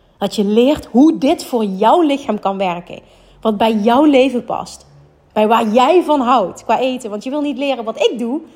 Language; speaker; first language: Dutch; native; Dutch